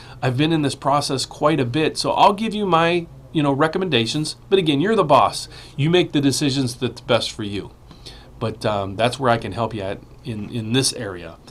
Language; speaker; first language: English; native; English